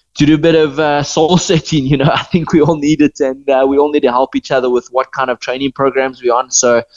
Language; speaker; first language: English; native; English